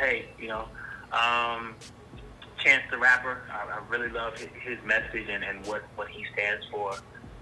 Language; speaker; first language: English; native; English